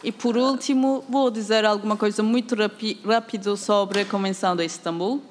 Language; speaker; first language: Portuguese; non-native, fluent; Turkish